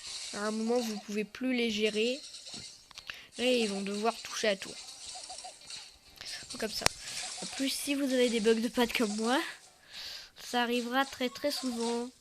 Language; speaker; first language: French; native; French